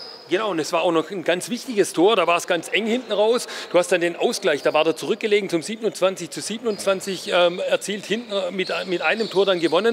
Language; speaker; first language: German; native; German